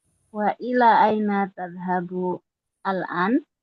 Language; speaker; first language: Arabic; non-native, learner; Indonesian